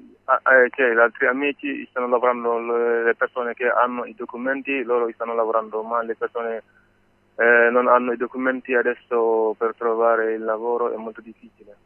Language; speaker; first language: Italian; non-native, learner; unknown